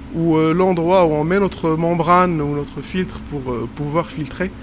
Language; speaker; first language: French; non-native, local second language; Arabic